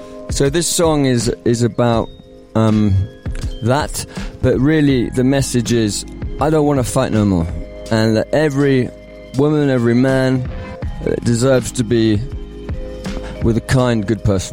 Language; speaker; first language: English; native; English